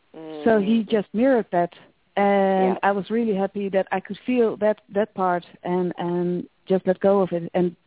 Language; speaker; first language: English; non-native, fluent; Dutch